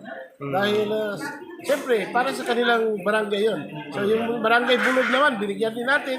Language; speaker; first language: Filipino; non-native, local second language; Maguindanaon